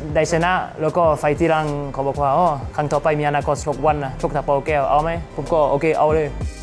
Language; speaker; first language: Thai; non-native, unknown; French